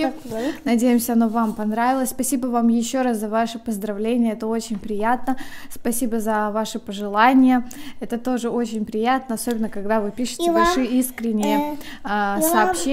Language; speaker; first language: Russian; native; Russian